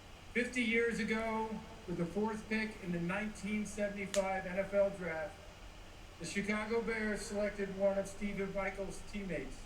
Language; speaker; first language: English; native; English